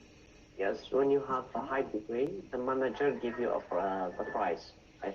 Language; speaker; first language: English; non-native, learner; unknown